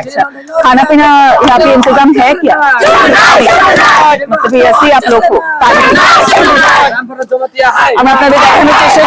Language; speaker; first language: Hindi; non-native, local second language; Bangla